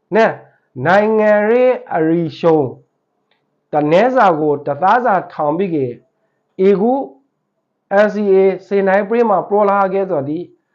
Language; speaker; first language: Burmese; native; Burmese